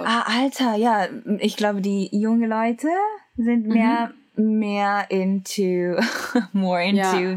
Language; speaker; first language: German; non-native, learner; Japanese